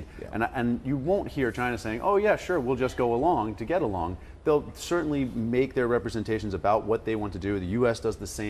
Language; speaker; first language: English; native; English